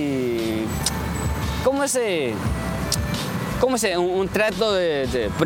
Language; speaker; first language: Spanish; non-native, learner; Chinese